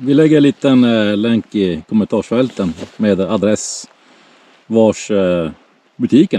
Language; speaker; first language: Swedish; native; Swedish